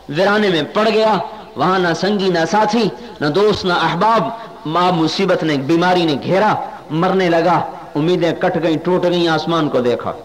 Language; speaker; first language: Urdu; non-native, local second language; Punjabi